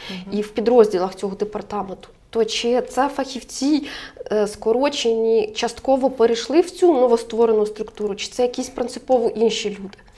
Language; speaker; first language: Ukrainian; native; Ukrainian